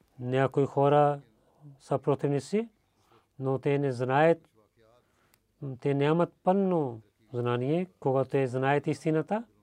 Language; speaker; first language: Bulgarian; non-native, learner; Urdu